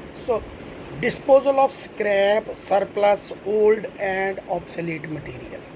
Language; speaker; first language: English; non-native, local second language; Punjabi